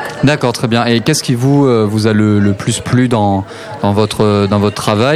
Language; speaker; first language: French; native; French